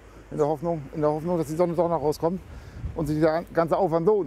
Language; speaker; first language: German; native; German